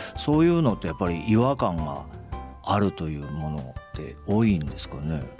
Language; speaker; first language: Japanese; native; Japanese